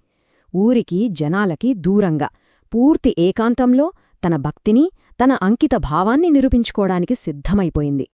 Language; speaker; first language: Telugu; native; Telugu